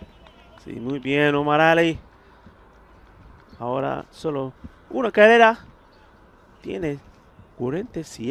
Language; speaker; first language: Spanish; non-native, learner; Punjabi